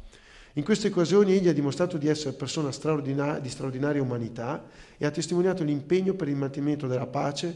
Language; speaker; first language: Italian; native; Italian